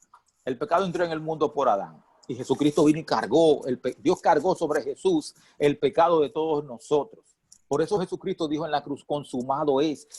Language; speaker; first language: Spanish; native; Spanish